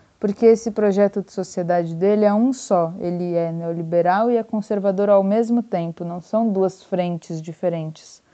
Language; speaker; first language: Portuguese; native; Portuguese